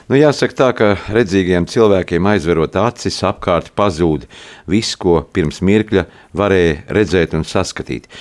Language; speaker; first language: Latvian; native; Latvian